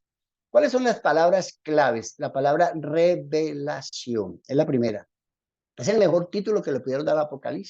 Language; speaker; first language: Spanish; native; Spanish